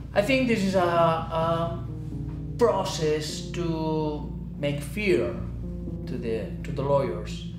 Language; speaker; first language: English; non-native, learner; Spanish